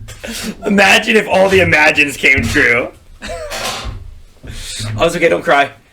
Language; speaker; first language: English; native; English